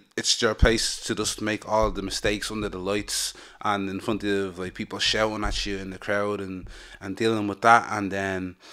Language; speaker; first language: English; native; English